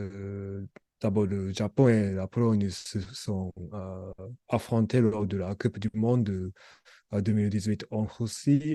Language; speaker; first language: French; non-native, learner; Japanese